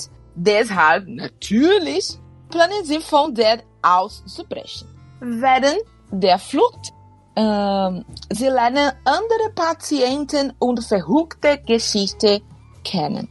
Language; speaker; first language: German; non-native, learner; Portuguese